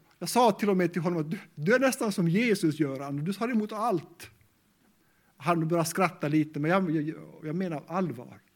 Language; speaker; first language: Swedish; native; Swedish